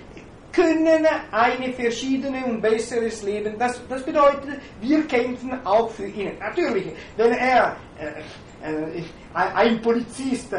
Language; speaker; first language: German; non-native, fluent; Italian